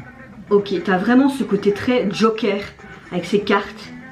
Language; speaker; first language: French; native; French